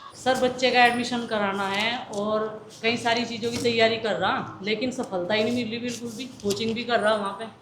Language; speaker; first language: Hindi; native; Hindi